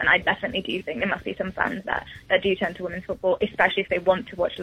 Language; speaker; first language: English; native; English